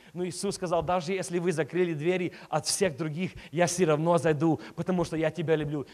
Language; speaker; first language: Russian; early bilingual, heritage; Russian